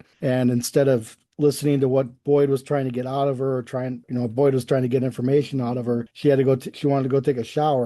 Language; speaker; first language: English; native; English